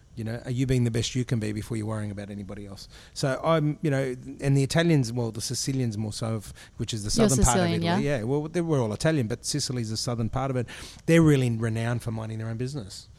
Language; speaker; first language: English; native; English